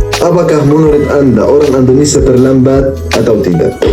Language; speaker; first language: Indonesian; non-native, learner; Arabic